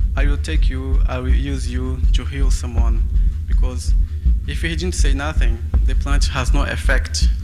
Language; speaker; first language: English; non-native, fluent; Portuguese